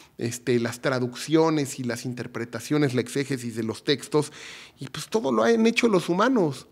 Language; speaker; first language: Spanish; native; Spanish